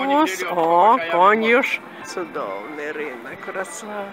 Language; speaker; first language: Polish; non-native, fluent; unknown